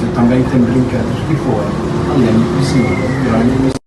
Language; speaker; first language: Portuguese; non-native, fluent; Danish